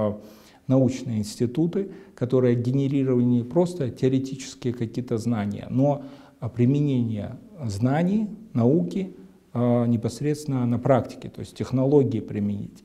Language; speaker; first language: Russian; native; Russian